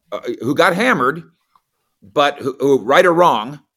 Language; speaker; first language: English; native; English